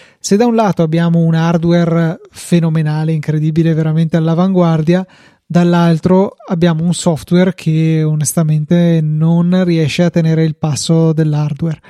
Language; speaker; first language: Italian; native; Italian